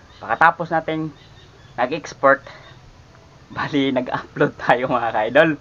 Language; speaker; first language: Filipino; non-native, local second language; Cebuano